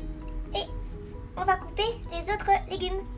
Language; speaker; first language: French; non-native, fluent; Japanese